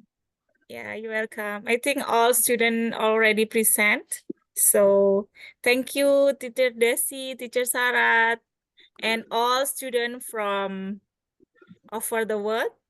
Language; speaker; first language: English; non-native, learner; Indonesian